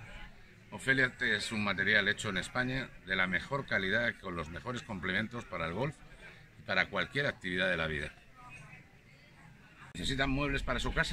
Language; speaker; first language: Spanish; native; Spanish